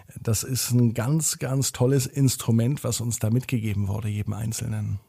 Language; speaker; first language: German; native; German